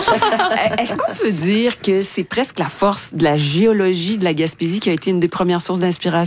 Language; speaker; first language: French; native; French